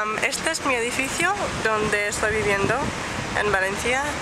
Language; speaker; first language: Spanish; non-native, learner; English